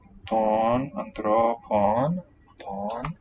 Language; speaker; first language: Greek; non-native, learner; English